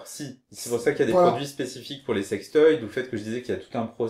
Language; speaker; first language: French; native; French